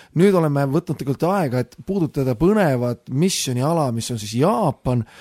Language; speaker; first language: Estonian; native; Estonian